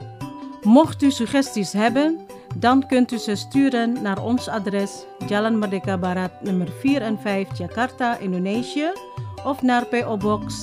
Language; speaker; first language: Dutch; non-native, fluent; Indonesian